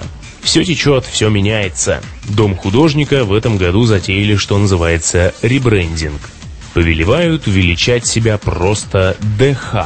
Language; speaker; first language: Russian; native; Russian